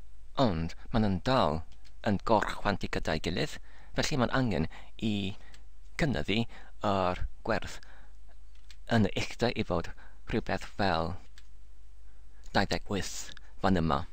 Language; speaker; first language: Welsh; non-native, learner; English